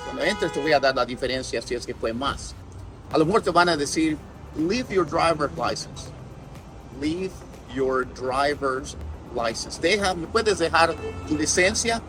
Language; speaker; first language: Spanish; native; Spanish